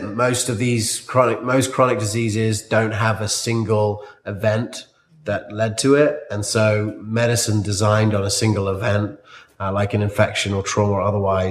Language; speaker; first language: English; native; English